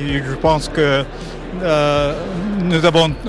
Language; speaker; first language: French; non-native, fluent; Japanese